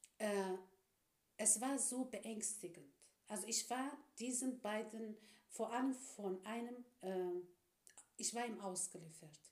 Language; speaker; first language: German; non-native, fluent; Turkish